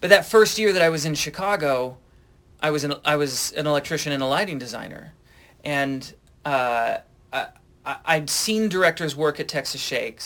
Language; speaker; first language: English; native; English